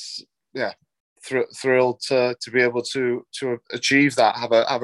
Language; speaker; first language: English; native; English